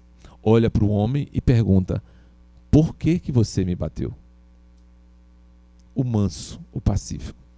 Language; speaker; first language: Portuguese; native; Portuguese